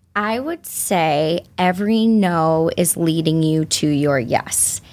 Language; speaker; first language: English; native; English